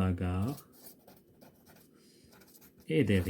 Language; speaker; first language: French; non-native, local second language; Arabic